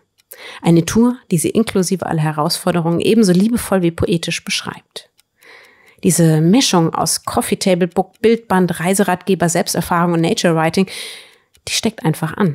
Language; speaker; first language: German; native; German